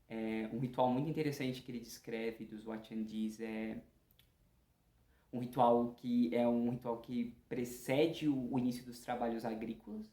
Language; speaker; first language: Portuguese; native; Portuguese